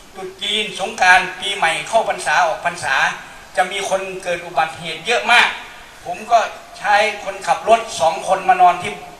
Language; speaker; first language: Thai; native; Thai